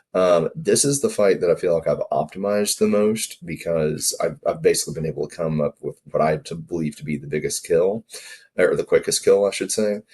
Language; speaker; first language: English; native; English